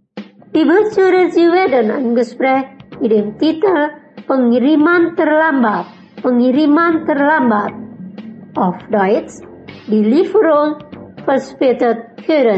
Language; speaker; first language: German; non-native, learner; Indonesian